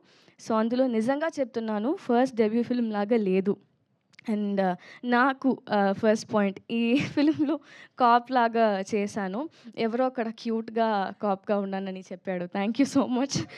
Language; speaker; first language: Telugu; non-native, learner; Tamil